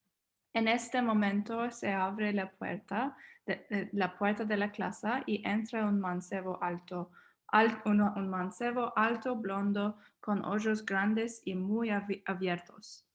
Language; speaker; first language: Spanish; non-native, learner; English